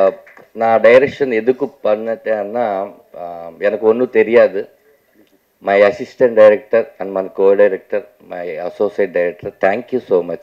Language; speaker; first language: Tamil; non-native, local second language; Telugu